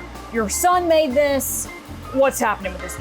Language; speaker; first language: English; native; English